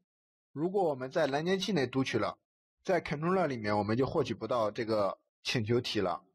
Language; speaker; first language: Chinese; native; Chinese